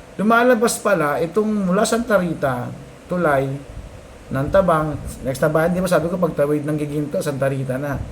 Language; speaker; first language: Filipino; native; Filipino